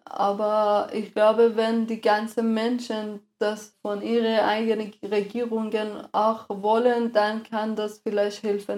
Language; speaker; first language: German; non-native, fluent; Persian